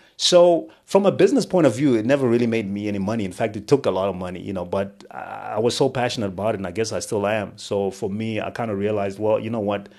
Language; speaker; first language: English; non-native, local second language; Shona